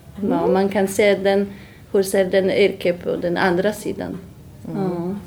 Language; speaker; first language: Swedish; non-native, learner; Polish